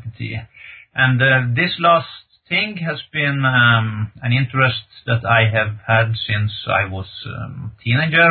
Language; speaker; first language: English; non-native, fluent; Norwegian